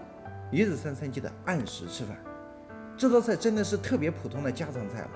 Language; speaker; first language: Chinese; native; Chinese